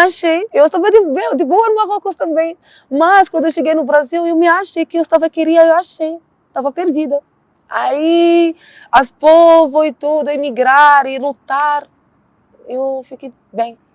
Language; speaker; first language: Portuguese; non-native, learner; Arabic